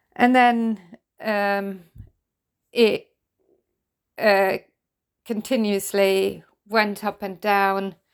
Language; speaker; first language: English; non-native, fluent; German